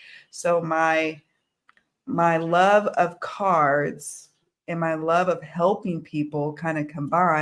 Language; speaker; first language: English; native; English